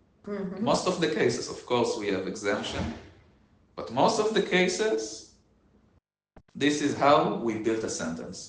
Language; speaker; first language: English; non-native, learner; Hebrew